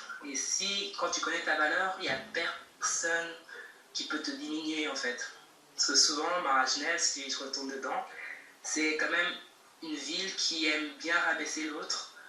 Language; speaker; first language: French; native; French